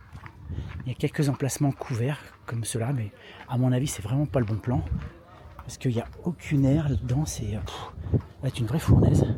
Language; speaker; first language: French; native; French